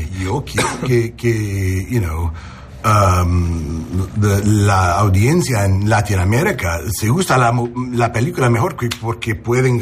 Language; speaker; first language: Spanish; non-native, learner; English